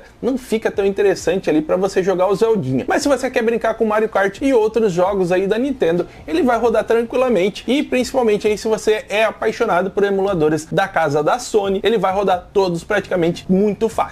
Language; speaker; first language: Portuguese; native; Portuguese